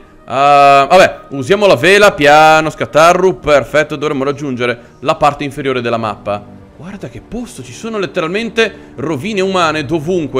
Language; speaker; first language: Italian; native; Italian